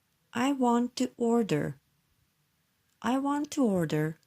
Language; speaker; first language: English; non-native, learner; Turkish